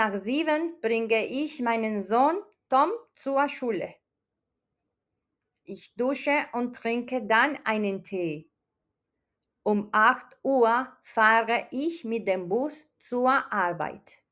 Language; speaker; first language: German; non-native, fluent; Spanish